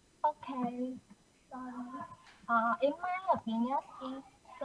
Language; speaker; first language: English; non-native, learner; Vietnamese